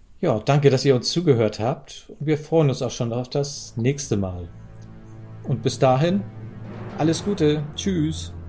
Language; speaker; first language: German; native; German